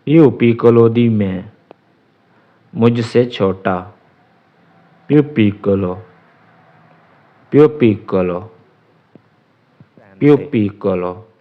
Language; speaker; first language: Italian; non-native, fluent; Urdu